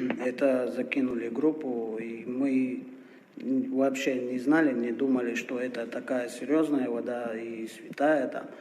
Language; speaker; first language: Russian; non-native, local second language; Chechen